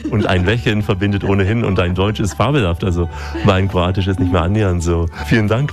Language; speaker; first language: German; native; German